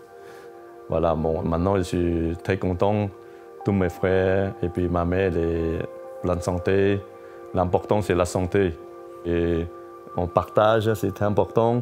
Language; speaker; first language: French; non-native, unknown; Chinese